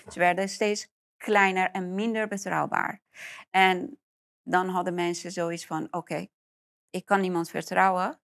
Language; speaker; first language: Dutch; non-native, fluent; Persian